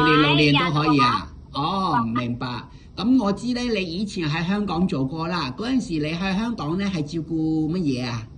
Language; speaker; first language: Cantonese; native; Cantonese